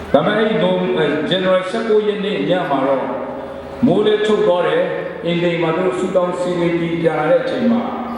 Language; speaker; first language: Burmese; non-native, local second language; Kachin